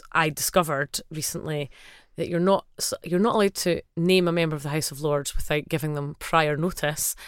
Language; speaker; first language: English; native; English